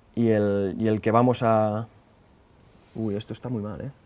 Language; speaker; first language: Spanish; native; Spanish